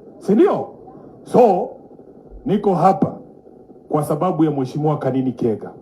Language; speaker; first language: Swahili; non-native, local second language; Luyia